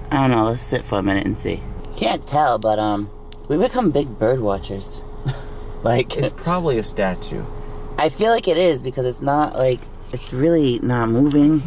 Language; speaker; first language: English; native; English